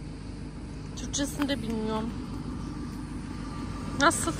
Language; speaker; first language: Turkish; early bilingual, heritage; Turkish